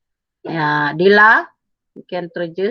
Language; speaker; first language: English; non-native, fluent; Indonesian